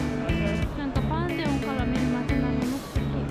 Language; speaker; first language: Japanese; native; Japanese